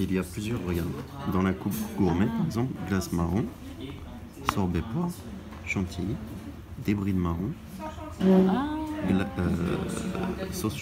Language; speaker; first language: French; native; French